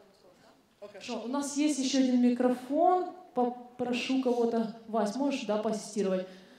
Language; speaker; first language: Russian; native; Russian